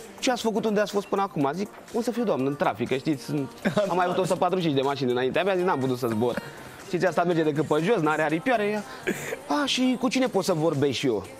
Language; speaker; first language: Romanian; native; Romanian